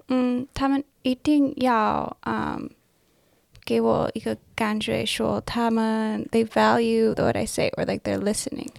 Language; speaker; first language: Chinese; non-native, learner; English